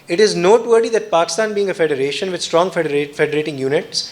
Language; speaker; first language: English; non-native, local second language; Urdu